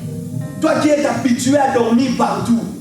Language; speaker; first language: French; non-native, local second language; Lingala